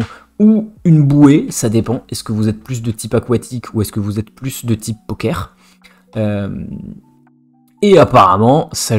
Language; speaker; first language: French; native; French